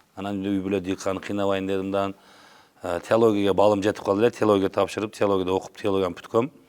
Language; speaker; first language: Kyrgyz; non-native, local second language; Uzbek